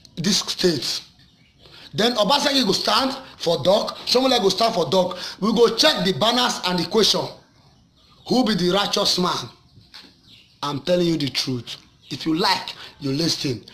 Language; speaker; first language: Nigerian Pidgin; non-native, local second language; Esan